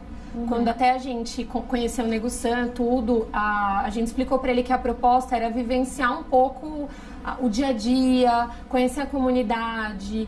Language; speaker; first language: Portuguese; native; Portuguese